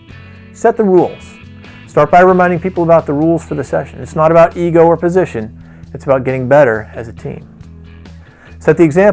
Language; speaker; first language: English; native; English